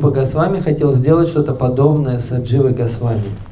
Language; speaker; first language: Russian; native; Russian